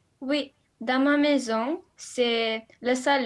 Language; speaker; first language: French; non-native, learner; Romanian